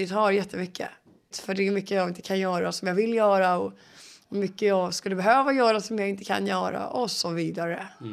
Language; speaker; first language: Swedish; native; Swedish